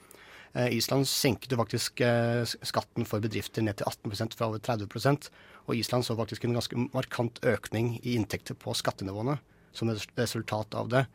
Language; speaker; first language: Norwegian; native; Norwegian